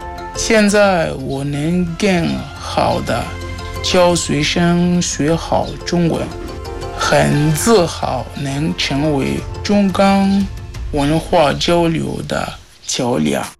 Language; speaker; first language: Chinese; non-native, fluent; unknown